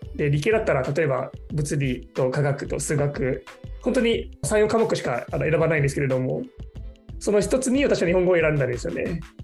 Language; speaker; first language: Japanese; non-native, fluent; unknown